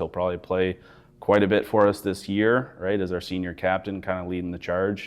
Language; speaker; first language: English; native; English